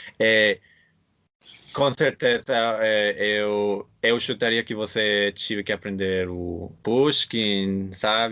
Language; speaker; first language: Portuguese; non-native, fluent; English